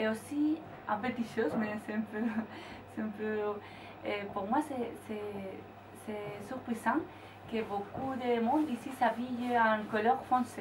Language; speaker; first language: French; non-native, fluent; Spanish